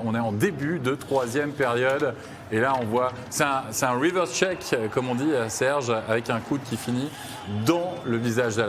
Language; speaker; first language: French; native; French